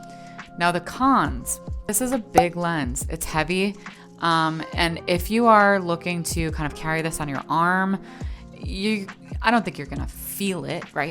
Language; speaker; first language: English; native; English